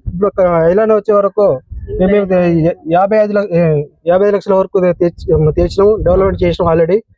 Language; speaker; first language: Telugu; non-native, local second language; Lambadi